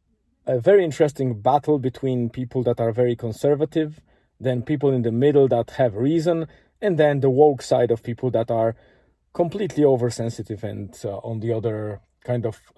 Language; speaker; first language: English; non-native, fluent; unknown